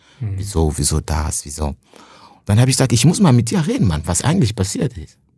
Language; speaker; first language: German; non-native, fluent; Rundi